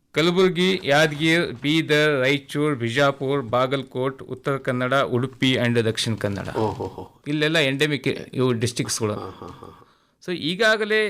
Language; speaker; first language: Kannada; native; Kannada